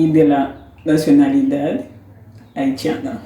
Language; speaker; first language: Portuguese; non-native, learner; Haitian Creole